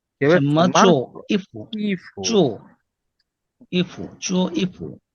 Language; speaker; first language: Chinese; non-native, learner; Bangla